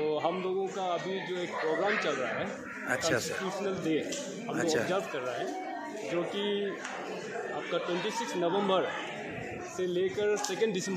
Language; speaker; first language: Hindi; non-native, local second language; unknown